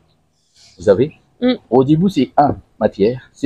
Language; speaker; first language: French; non-native, learner; Indonesian